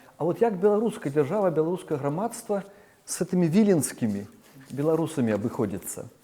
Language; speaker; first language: Belarusian; native; Belarusian